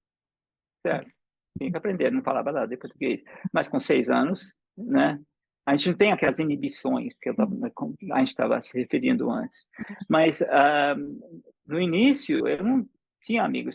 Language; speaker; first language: Portuguese; early bilingual, other home language; English